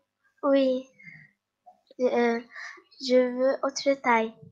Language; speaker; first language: French; non-native, learner; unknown